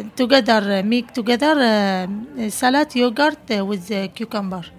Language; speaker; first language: English; non-native, learner; Arabic